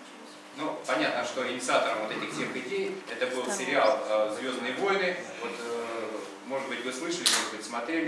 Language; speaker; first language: Russian; native; Russian